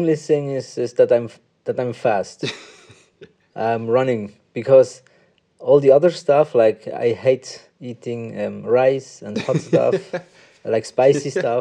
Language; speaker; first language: English; non-native, fluent; Swiss German